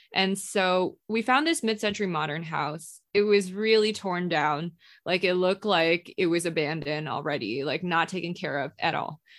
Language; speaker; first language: English; non-native, local second language; Indonesian